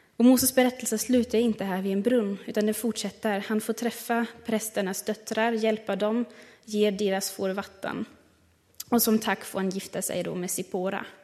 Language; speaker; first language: Swedish; non-native, fluent; German